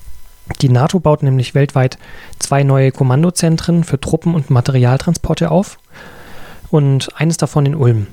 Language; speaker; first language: German; native; German